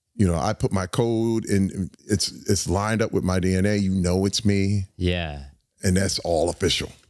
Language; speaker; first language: English; native; English